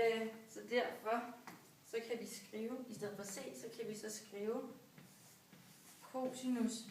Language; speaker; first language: Danish; native; Danish